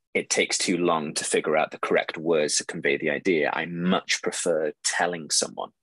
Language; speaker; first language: English; native; English